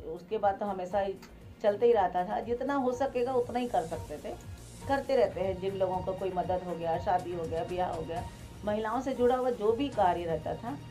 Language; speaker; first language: Hindi; native; Hindi